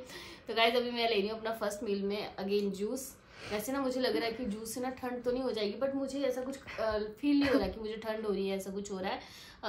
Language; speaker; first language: Hindi; native; Hindi